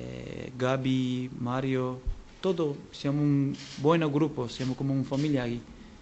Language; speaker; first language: Spanish; non-native, learner; Turkish